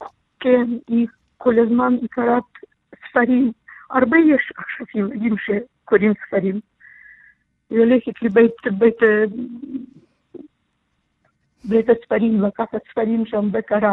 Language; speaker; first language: Hebrew; non-native, learner; Russian